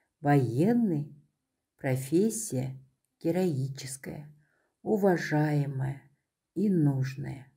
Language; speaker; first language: Russian; non-native, local second language; Kazakh